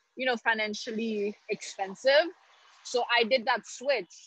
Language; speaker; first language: English; non-native, fluent; Haitian Creole